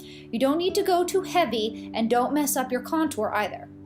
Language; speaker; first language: English; native; English